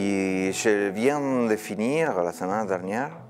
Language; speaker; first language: French; non-native, fluent; Spanish